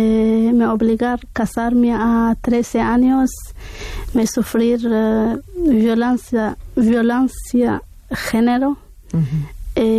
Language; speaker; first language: Spanish; non-native, learner; Arabic